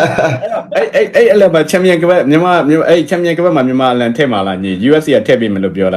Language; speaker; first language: Burmese; native; Burmese